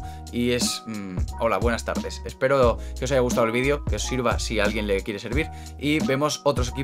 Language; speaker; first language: Spanish; native; Spanish